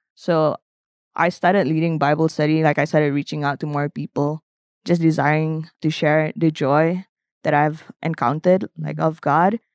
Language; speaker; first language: English; non-native, local second language; Malay